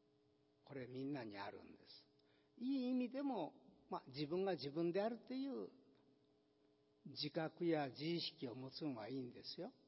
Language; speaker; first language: Japanese; native; Japanese